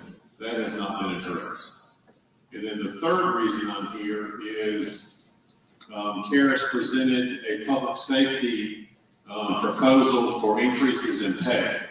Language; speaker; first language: English; native; English